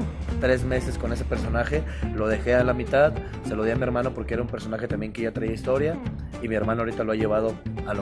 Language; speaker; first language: Spanish; native; Spanish